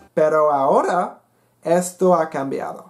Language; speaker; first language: Spanish; non-native, learner; English